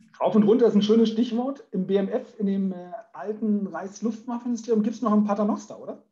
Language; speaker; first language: German; native; German